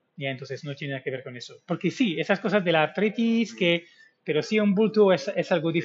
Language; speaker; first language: Spanish; non-native, fluent; English